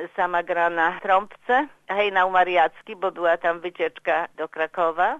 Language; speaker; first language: Polish; native; Polish